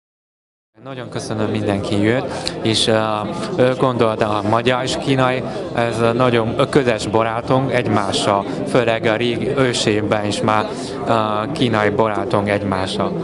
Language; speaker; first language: Hungarian; non-native, learner; Chinese